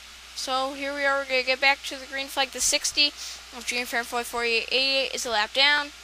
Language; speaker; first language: English; native; English